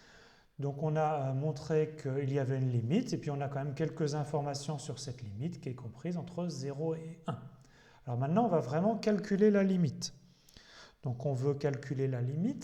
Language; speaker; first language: French; native; French